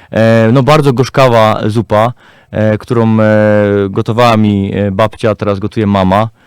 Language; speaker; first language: Polish; native; Polish